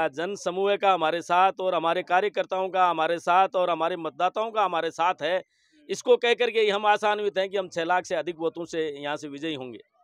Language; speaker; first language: Hindi; native; Hindi